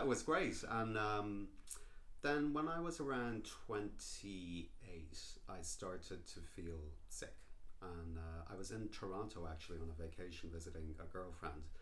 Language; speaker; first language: English; native; English